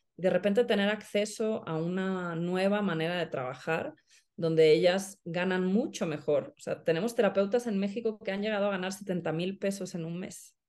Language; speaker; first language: Spanish; non-native, fluent; Swedish